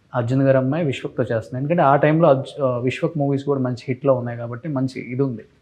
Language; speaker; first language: Telugu; native; Telugu